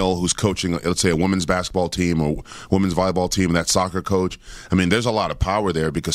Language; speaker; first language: English; native; English